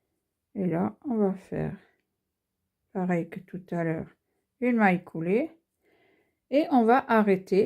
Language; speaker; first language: French; native; French